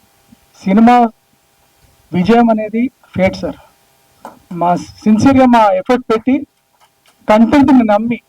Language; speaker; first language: Telugu; native; Telugu